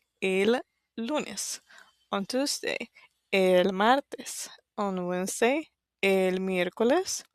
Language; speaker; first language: Spanish; non-native, fluent; English